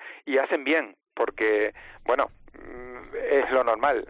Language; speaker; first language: Spanish; native; Spanish